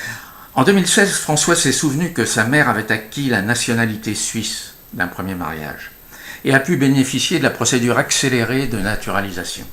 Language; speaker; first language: French; native; French